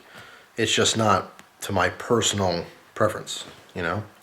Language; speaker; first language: English; native; English